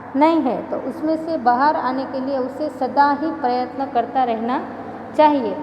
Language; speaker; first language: Hindi; non-native, local second language; Gujarati